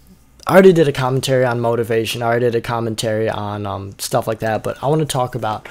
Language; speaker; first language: English; native; English